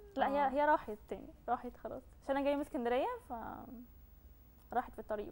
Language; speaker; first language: Arabic; native; Arabic